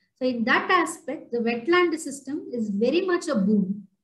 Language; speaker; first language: English; non-native, local second language; Tamil